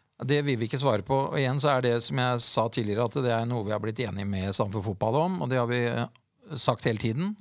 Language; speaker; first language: Norwegian; native; Norwegian